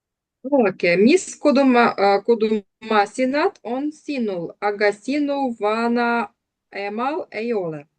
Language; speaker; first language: Estonian; non-native, learner; Russian